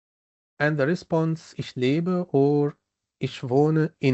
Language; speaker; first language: German; non-native, fluent; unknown